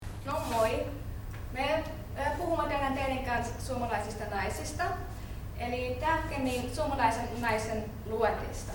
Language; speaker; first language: Finnish; non-native, learner; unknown